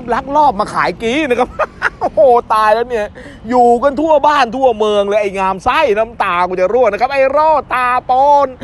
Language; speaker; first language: Thai; native; Thai